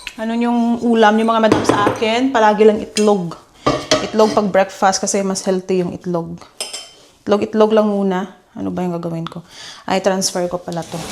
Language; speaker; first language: Filipino; native; Filipino